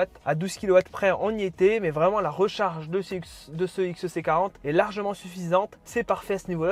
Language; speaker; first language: French; native; French